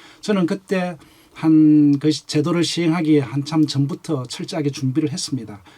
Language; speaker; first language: Korean; native; Korean